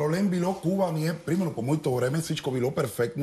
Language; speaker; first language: Bulgarian; non-native, learner; Spanish